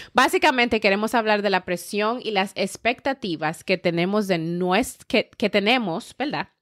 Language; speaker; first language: Spanish; early bilingual, heritage; Spanish